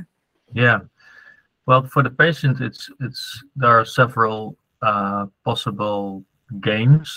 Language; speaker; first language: English; non-native, fluent; Dutch